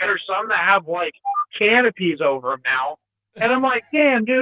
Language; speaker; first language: English; native; English